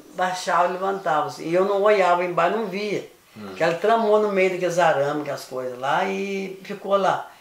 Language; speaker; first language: Portuguese; native; Portuguese